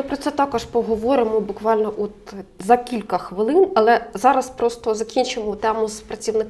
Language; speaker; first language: Ukrainian; native; Ukrainian